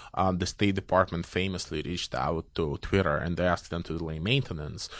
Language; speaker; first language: English; non-native, fluent; Belarusian